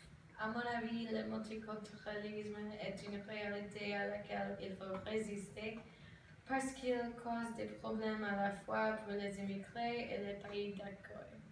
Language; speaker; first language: French; non-native, learner; English